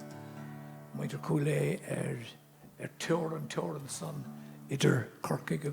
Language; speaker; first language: Irish; non-native, local second language; English